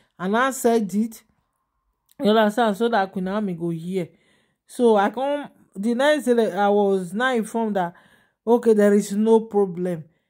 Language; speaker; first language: Nigerian Pidgin; non-native, local second language; Yoruba